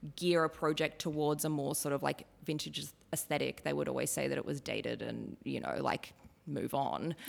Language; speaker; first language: English; native; English